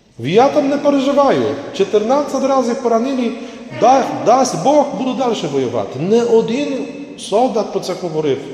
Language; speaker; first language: Ukrainian; native; Ukrainian